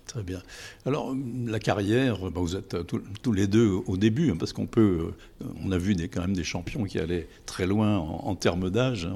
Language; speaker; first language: French; native; French